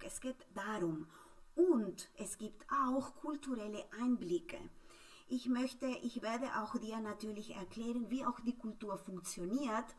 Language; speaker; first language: German; non-native, fluent; Spanish